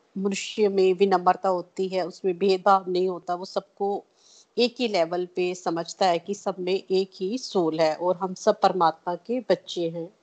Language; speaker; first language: Hindi; non-native, local second language; Punjabi